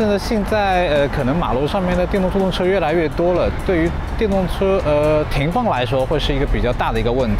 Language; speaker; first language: Chinese; native; Chinese